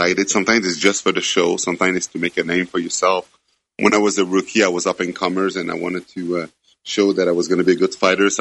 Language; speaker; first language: English; non-native, fluent; French